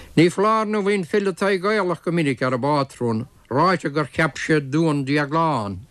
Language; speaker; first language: Irish; native; Irish